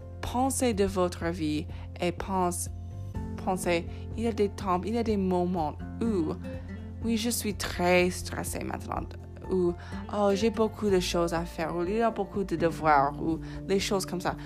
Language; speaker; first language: French; non-native, fluent; English